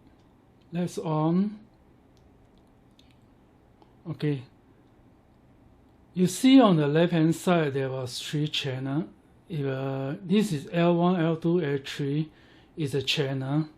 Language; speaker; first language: English; non-native, learner; Chinese